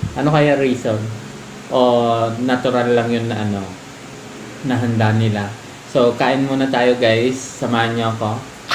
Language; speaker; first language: Filipino; non-native, local second language; Iloko